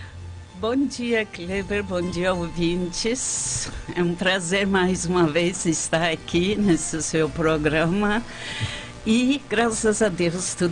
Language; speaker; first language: Portuguese; non-native, fluent; Persian